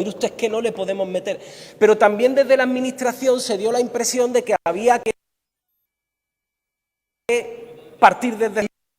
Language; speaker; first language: Spanish; native; Spanish